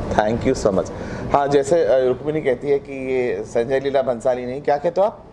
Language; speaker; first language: Hindi; non-native, local second language; Bangla